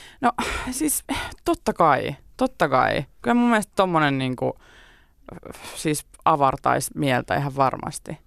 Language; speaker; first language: Finnish; native; Finnish